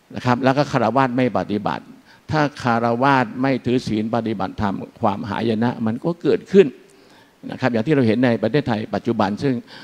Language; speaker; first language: Thai; native; Thai